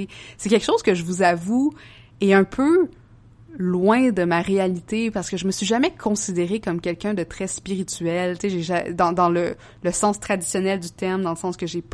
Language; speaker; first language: French; native; French